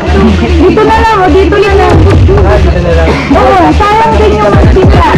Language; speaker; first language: Filipino; native; Filipino